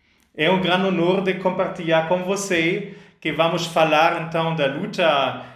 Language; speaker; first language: Portuguese; non-native, fluent; German